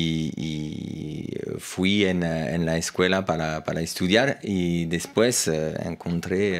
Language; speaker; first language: Spanish; non-native, learner; French